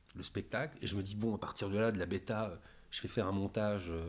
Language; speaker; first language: French; native; French